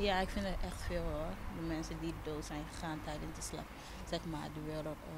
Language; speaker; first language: Dutch; non-native, fluent; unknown